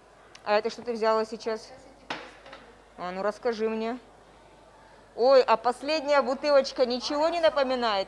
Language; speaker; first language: Russian; native; Russian